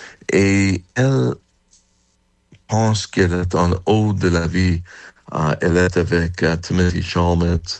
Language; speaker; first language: French; non-native, fluent; English